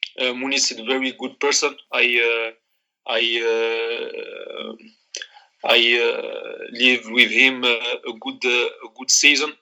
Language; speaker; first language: English; non-native, learner; Arabic